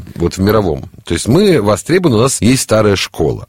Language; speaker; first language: Russian; native; Russian